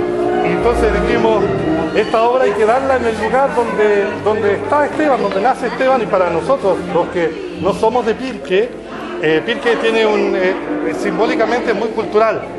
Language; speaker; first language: Spanish; native; Spanish